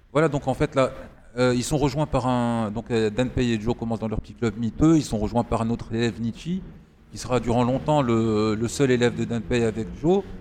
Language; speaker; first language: French; non-native, local second language; Arabic